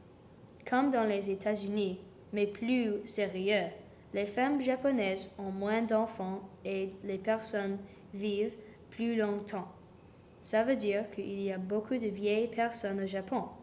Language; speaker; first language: French; non-native, learner; English